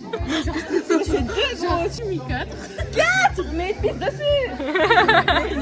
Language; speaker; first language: French; native; French